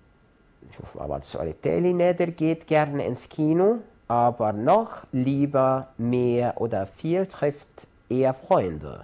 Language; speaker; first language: German; non-native, fluent; Arabic